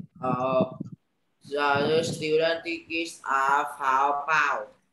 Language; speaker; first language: English; non-native, learner; Vietnamese